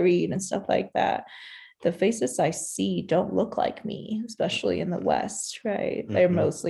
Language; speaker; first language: English; non-native, local second language; Cantonese